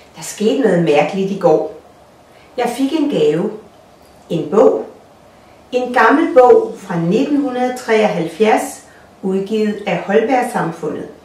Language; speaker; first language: Danish; non-native, fluent; Russian